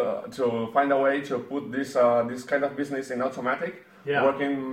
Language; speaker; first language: English; non-native, learner; Portuguese